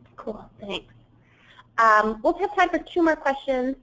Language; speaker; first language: English; native; English